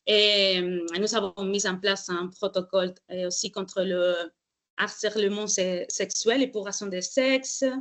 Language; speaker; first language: French; non-native, fluent; Spanish